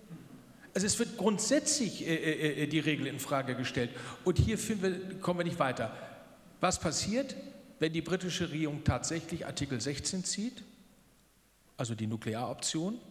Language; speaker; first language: German; native; German